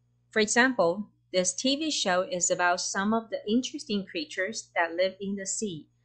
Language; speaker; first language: English; non-native, fluent; Chinese